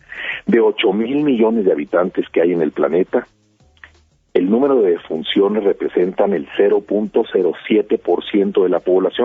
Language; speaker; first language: Spanish; native; Spanish